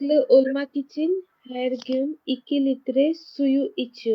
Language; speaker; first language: Turkish; non-native, learner; Urdu